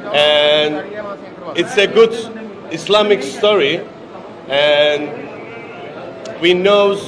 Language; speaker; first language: English; non-native, learner; Turkish